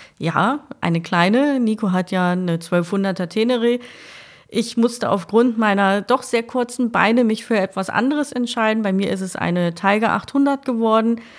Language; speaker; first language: German; native; German